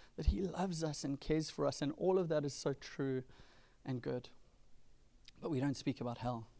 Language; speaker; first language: English; native; English